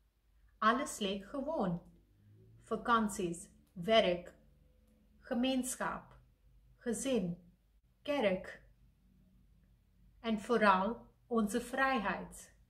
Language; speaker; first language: Dutch; non-native, fluent; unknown